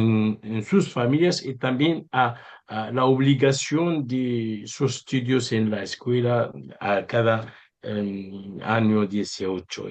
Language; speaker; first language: Spanish; non-native, learner; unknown